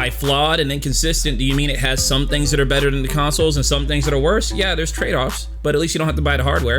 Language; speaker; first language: English; native; English